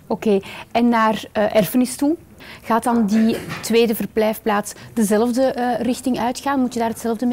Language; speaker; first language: Dutch; native; Dutch